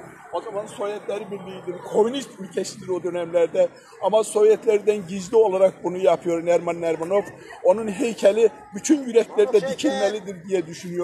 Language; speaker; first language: Turkish; early bilingual, heritage; Turkish